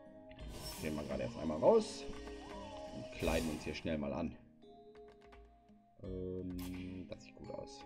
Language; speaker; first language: German; native; German